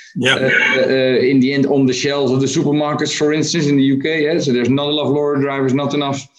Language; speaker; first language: English; non-native, fluent; Dutch